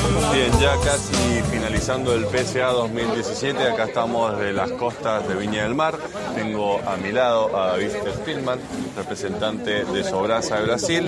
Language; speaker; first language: Spanish; native; Spanish